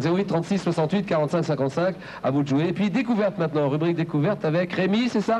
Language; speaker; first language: French; native; French